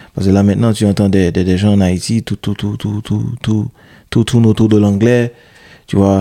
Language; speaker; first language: French; non-native, local second language; Haitian Creole